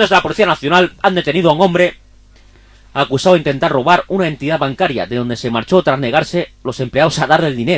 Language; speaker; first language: Spanish; native; Spanish